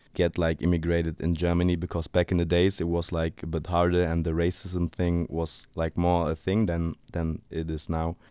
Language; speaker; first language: English; non-native, fluent; German